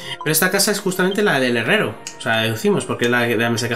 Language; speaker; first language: Spanish; native; Spanish